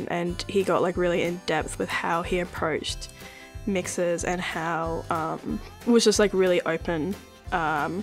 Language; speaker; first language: English; native; English